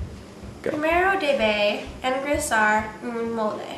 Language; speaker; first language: Spanish; non-native, learner; English